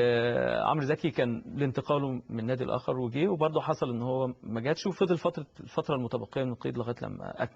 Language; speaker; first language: Arabic; native; Arabic